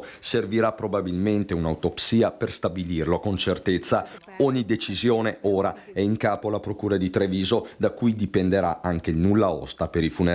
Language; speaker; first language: Italian; native; Italian